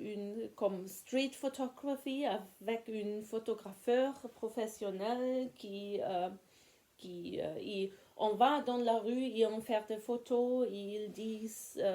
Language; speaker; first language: French; non-native, fluent; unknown